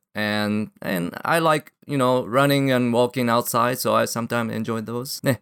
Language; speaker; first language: English; non-native, fluent; Japanese